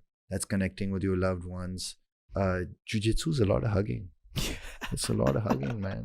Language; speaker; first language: English; non-native, local second language; Urdu